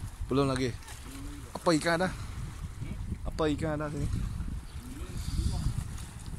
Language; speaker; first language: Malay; non-native, local second language; Cantonese